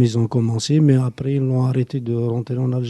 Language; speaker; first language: French; non-native, local second language; Arabic